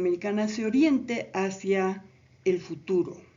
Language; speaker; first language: Spanish; native; Spanish